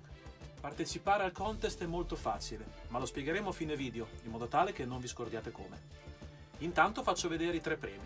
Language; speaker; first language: Italian; native; Italian